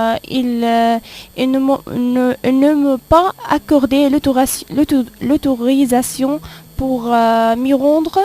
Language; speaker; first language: French; non-native, fluent; Arabic